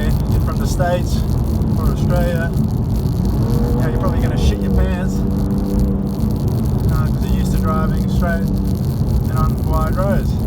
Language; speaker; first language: English; native; English